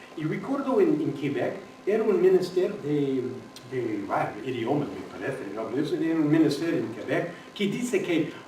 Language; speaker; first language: Spanish; non-native, learner; English